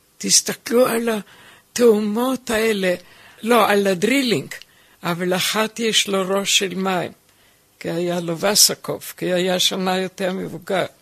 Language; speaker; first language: Hebrew; non-native, fluent; German